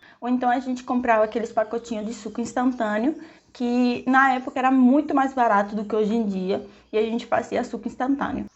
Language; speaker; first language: Portuguese; non-native, fluent; Spanish